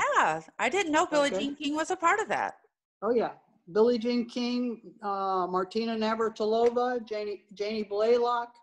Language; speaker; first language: English; native; English